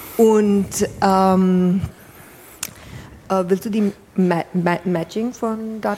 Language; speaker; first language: German; non-native, fluent; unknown